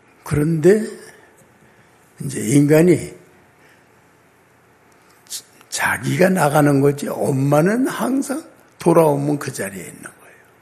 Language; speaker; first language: Korean; native; Korean